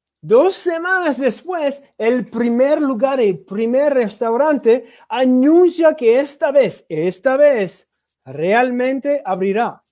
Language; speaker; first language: Spanish; non-native, learner; English